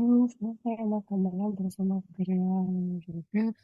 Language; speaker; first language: Indonesian; non-native, learner; Japanese